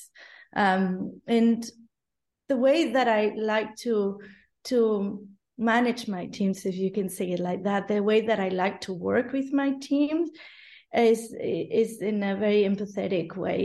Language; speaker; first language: English; non-native, fluent; Spanish